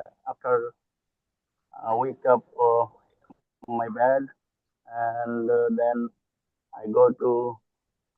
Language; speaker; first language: English; non-native, learner; Bangla